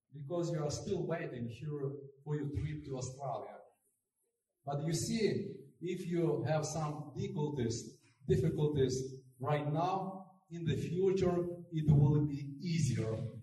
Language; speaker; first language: English; non-native, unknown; Ukrainian